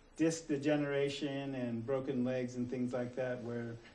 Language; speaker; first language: English; native; English